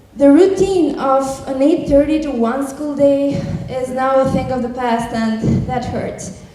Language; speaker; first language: English; non-native, fluent; Albanian